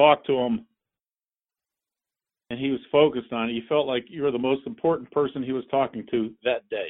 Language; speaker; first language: English; native; English